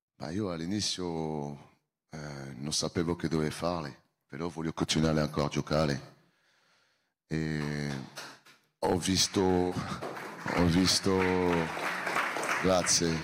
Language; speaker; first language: Italian; non-native, learner; French